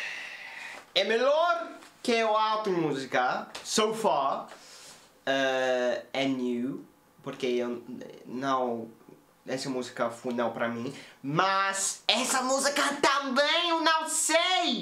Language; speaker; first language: Portuguese; non-native, learner; English